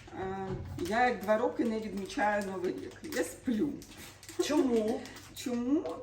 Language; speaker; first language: Ukrainian; non-native, local second language; Russian